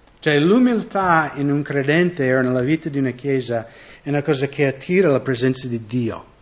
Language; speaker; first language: Italian; non-native, fluent; English